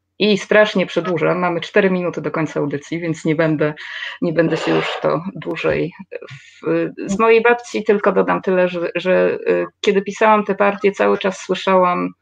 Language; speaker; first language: Polish; native; Polish